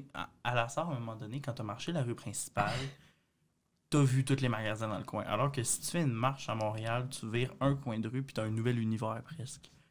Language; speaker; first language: French; native; French